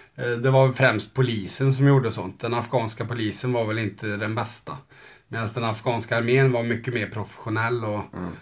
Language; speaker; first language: Swedish; native; Swedish